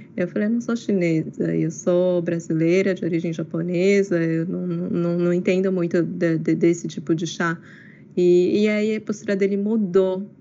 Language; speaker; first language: Portuguese; native; Portuguese